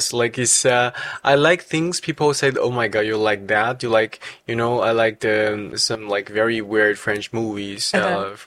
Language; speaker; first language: English; non-native, fluent; Chinese